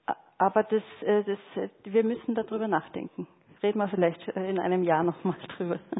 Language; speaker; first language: German; native; German